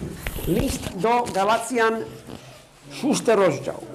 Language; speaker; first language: Polish; non-native, fluent; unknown